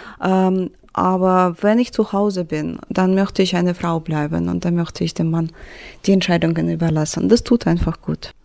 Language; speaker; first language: German; non-native, fluent; Russian